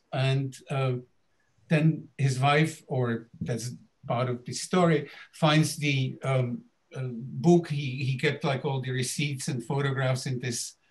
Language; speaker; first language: English; non-native, fluent; Czech